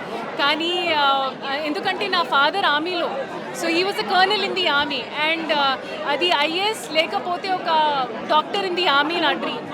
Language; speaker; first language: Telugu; non-native, learner; Hindi